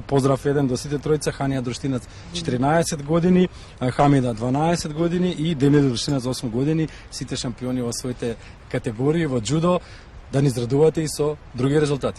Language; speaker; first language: Macedonian; native; Macedonian